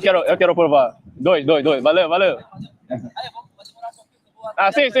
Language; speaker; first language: Portuguese; non-native, learner; English